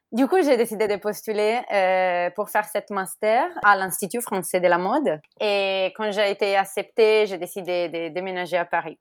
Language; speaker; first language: French; non-native, fluent; Italian